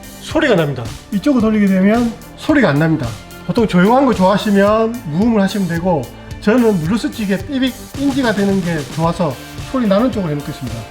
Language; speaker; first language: Korean; native; Korean